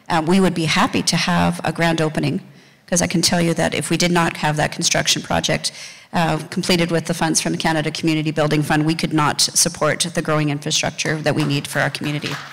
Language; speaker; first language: English; native; English